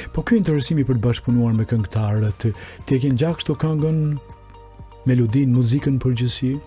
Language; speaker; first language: Albanian; native; Albanian